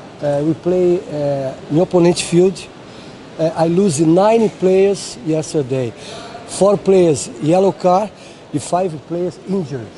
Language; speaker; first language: English; non-native, learner; Portuguese